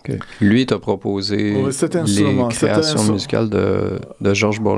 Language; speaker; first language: French; native; French